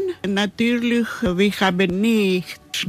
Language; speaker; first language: German; non-native, learner; Greek